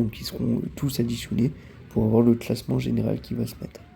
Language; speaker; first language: French; native; French